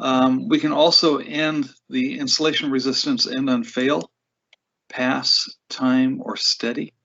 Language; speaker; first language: English; native; English